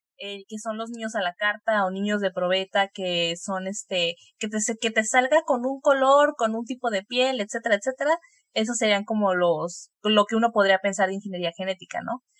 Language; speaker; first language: Spanish; native; Spanish